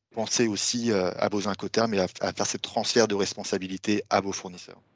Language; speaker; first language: French; native; French